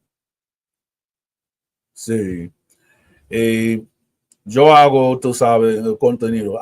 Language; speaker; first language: Spanish; early bilingual, heritage; Spanish